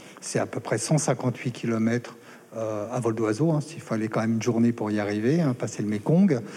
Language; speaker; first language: French; native; French